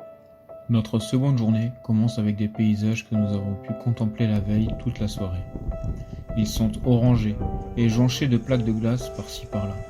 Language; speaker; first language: French; native; French